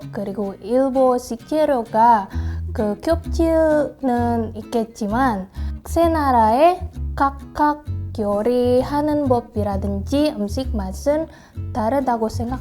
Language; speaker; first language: Korean; non-native, learner; Indonesian